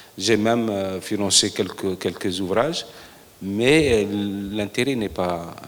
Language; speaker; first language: French; non-native, local second language; Arabic